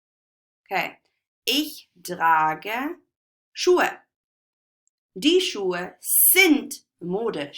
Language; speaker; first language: German; non-native, fluent; English